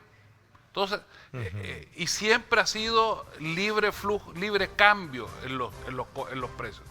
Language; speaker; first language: Spanish; native; Spanish